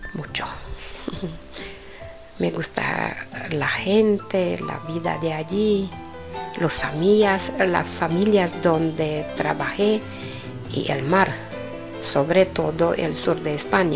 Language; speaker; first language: Spanish; non-native, learner; Romanian